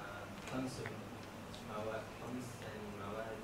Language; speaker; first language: Arabic; non-native, learner; Malay